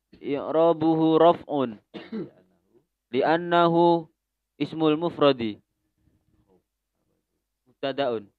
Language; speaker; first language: Arabic; non-native, learner; Indonesian